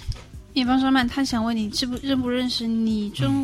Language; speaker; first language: French; non-native, fluent; Chinese